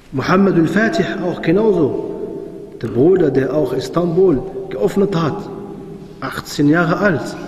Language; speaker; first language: German; non-native, fluent; Arabic